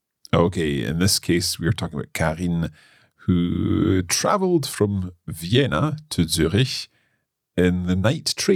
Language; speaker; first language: English; native; English